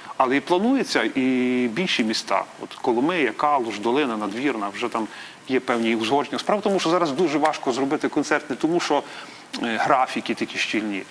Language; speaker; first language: Ukrainian; native; Ukrainian